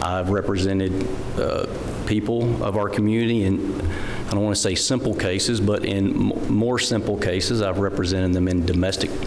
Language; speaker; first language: English; native; English